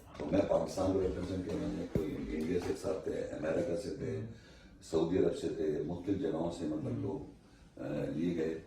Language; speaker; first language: Urdu; native; Urdu